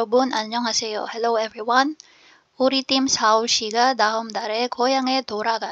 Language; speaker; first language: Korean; non-native, fluent; Filipino